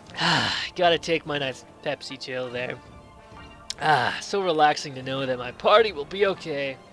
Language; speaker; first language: English; native; English